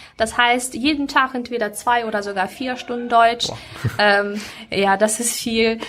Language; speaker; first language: German; non-native, fluent; Ukrainian